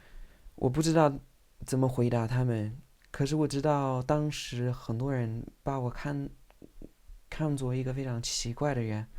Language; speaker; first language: Chinese; non-native, fluent; English